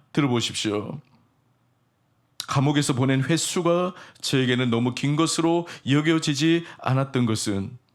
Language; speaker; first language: Korean; native; Korean